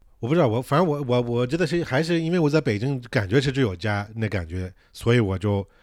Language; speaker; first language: Chinese; non-native, fluent; English